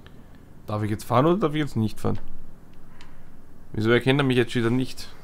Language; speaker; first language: German; native; German